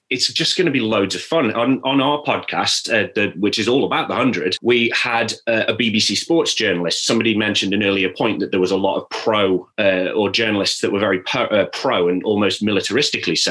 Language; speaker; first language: English; native; English